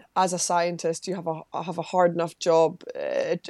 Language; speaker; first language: English; native; English